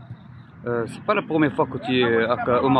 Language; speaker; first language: French; non-native, local second language; Arabic